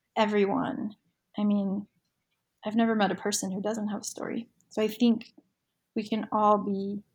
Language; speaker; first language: English; early bilingual, other home language; Spanish